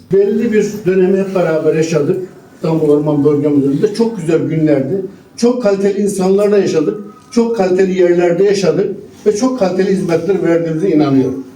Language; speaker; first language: Turkish; native; Turkish